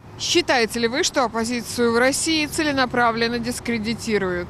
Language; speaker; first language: Russian; native; Russian